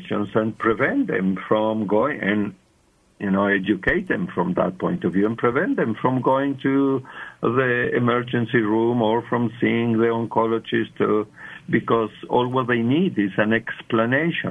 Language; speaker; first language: English; non-native, fluent; Spanish